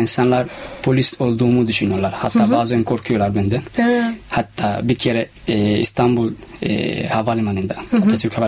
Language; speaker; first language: Turkish; non-native, fluent; Somali